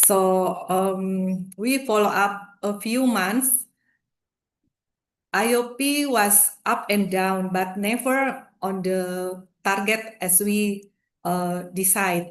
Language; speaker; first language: English; non-native, learner; Indonesian